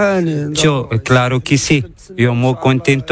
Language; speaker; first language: Spanish; non-native, learner; Arabic